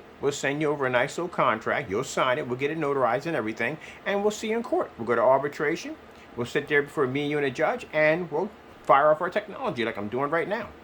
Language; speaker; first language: English; native; English